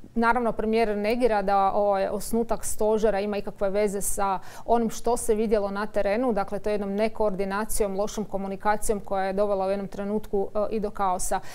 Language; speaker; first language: Croatian; native; Croatian